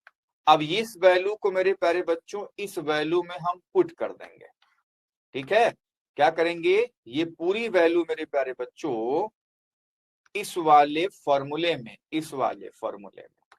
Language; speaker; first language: Hindi; native; Hindi